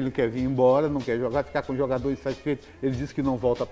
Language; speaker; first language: Portuguese; native; Portuguese